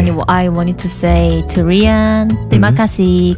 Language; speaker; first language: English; non-native, learner; Korean